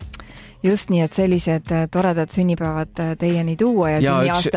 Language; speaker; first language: Estonian; native; Estonian